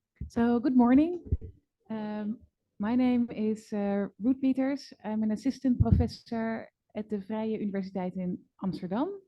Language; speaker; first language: English; non-native, fluent; Dutch